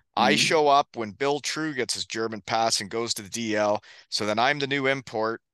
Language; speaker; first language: English; native; English